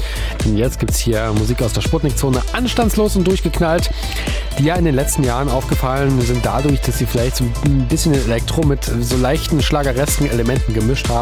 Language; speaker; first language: German; native; German